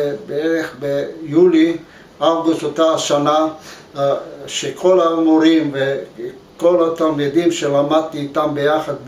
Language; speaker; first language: Hebrew; non-native, fluent; Bulgarian